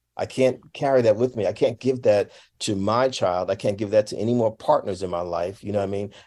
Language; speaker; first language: English; native; English